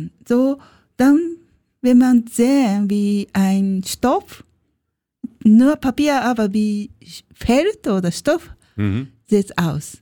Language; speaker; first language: German; non-native, learner; Japanese